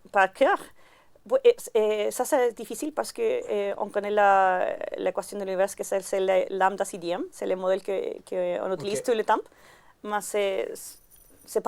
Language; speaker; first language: French; non-native, learner; Spanish